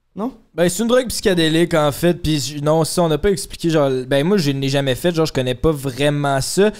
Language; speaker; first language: French; native; French